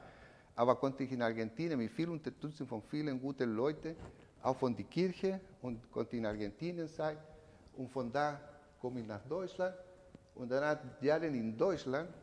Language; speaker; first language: German; non-native, learner; Spanish